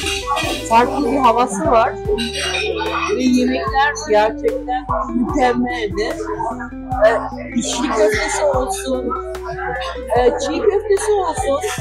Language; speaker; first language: Turkish; early bilingual, heritage; Turkish